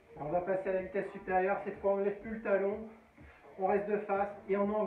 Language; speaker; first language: French; native; French